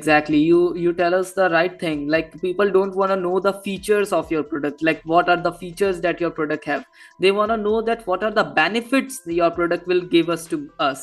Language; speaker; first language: English; non-native, local second language; Hindi